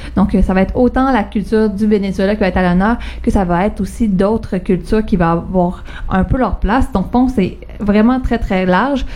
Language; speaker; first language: French; native; French